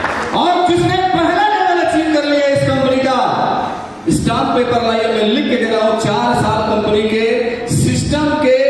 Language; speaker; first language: Hindi; native; Hindi